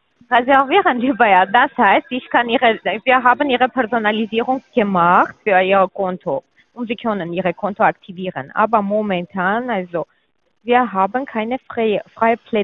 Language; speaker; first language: German; non-native, learner; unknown